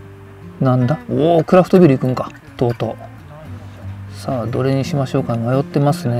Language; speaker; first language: Japanese; native; Japanese